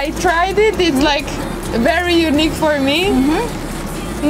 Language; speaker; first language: English; non-native, fluent; Romanian